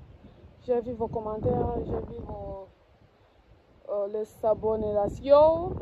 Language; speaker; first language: French; non-native, learner; Kinyarwanda